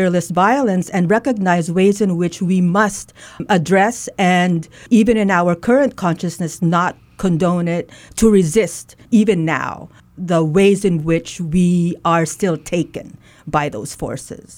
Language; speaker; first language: English; non-native, local second language; Waray